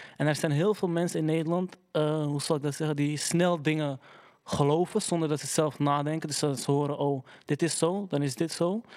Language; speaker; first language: Dutch; early bilingual, other home language; Arabic